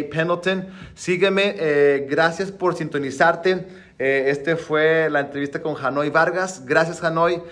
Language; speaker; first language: Spanish; native; Spanish